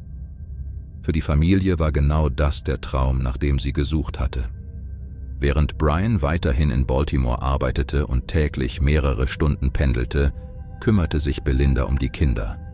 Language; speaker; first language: German; native; German